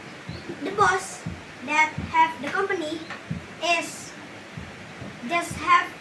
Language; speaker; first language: English; non-native, learner; Indonesian